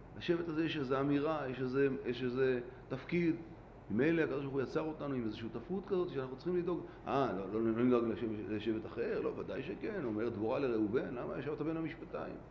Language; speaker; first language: Hebrew; native; Hebrew